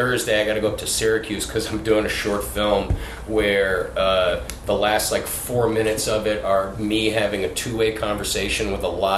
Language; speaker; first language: English; native; English